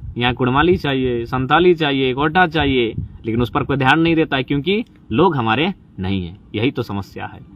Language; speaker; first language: Hindi; non-native, local second language; Magahi